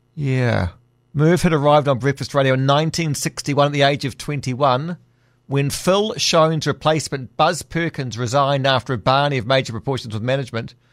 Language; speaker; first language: English; native; English